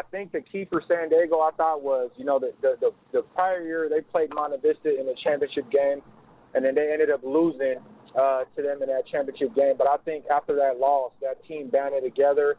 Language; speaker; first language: English; early bilingual, other home language; Lingala